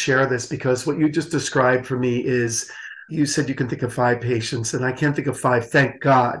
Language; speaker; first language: English; native; English